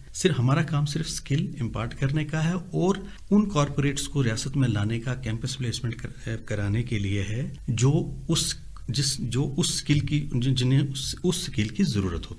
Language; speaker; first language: Urdu; non-native, local second language; Kashmiri